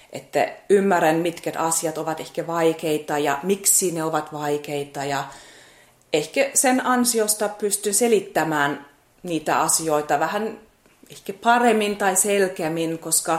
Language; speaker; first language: Finnish; non-native, fluent; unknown